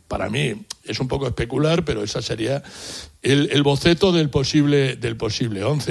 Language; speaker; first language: Spanish; native; Spanish